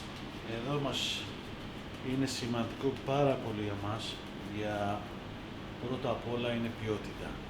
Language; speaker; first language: Greek; non-native, learner; Persian